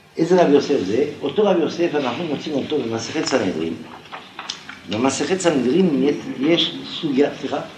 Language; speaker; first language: Hebrew; non-native, fluent; French